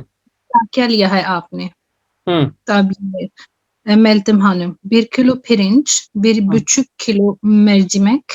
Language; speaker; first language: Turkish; non-native, learner; Urdu